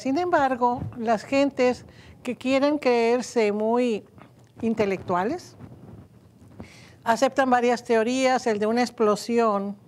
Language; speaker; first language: Spanish; native; Spanish